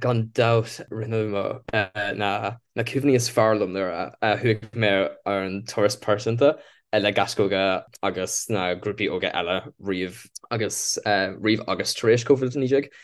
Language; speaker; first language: Irish; non-native, local second language; English